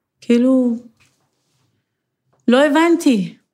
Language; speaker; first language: Hebrew; non-native, fluent; Persian